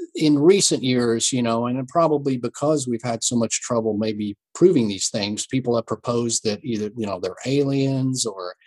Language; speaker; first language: English; native; English